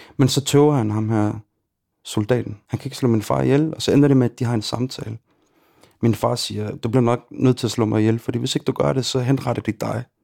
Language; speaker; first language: Danish; early bilingual, other home language; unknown